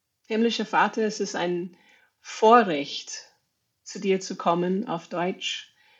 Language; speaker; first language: German; non-native, fluent; English